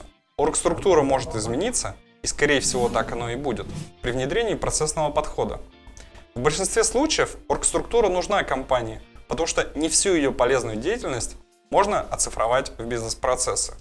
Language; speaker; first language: Russian; native; Russian